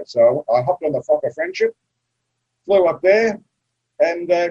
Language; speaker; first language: English; native; English